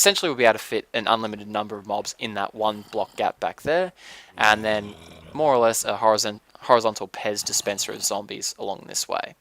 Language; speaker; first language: English; native; English